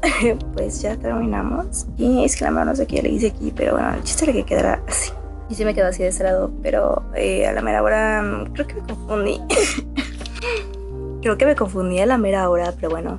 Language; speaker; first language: Spanish; native; Spanish